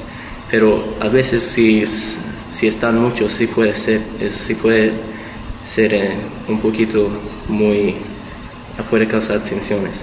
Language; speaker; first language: Spanish; early bilingual, heritage; Spanish